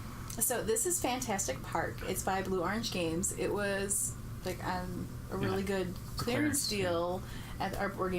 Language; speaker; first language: English; native; English